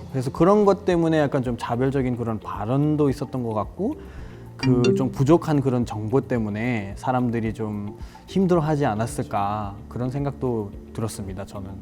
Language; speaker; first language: Korean; non-native, fluent; Nepali